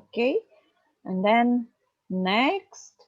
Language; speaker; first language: English; non-native, learner; Indonesian